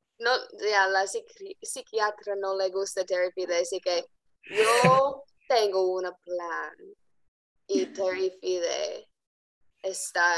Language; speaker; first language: Spanish; non-native, learner; English